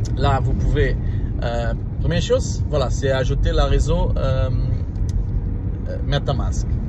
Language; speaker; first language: French; non-native, learner; Portuguese